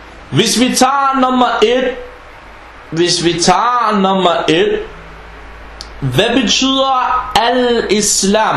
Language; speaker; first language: Danish; early bilingual, other home language; Arabic